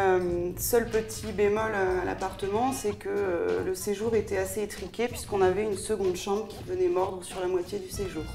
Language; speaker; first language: French; native; French